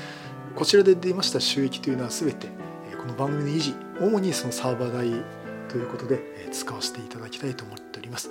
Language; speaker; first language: Japanese; native; Japanese